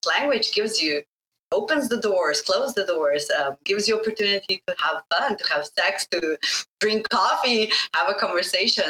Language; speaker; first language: English; non-native, fluent; Bosnian